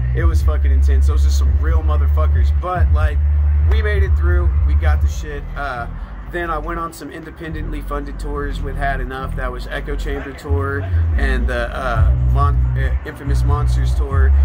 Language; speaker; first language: English; native; English